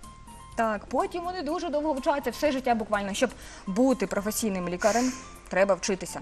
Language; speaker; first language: Ukrainian; native; Ukrainian